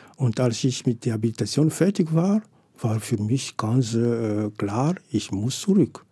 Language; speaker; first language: German; non-native, fluent; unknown